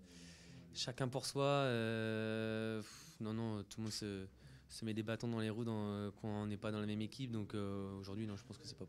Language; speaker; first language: French; native; French